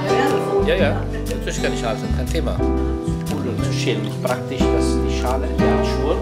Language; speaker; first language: German; non-native, fluent; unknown